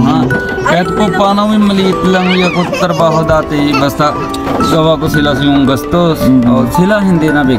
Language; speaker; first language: Filipino; non-native, learner; Punjabi